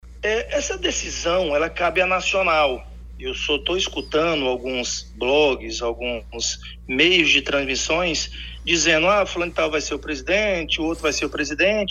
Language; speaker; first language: Portuguese; native; Portuguese